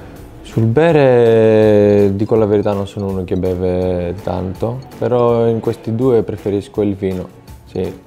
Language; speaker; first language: Italian; non-native, fluent; Greek